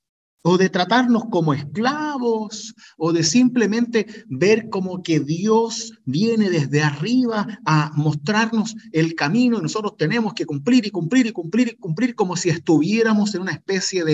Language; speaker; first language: Spanish; native; Spanish